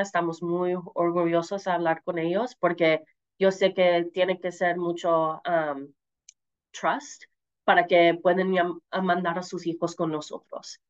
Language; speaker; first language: Spanish; early bilingual, heritage; Spanish